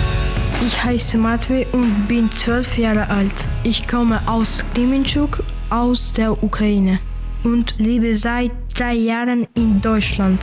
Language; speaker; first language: German; non-native, learner; Ukrainian